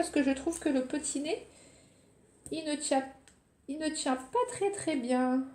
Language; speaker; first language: French; native; French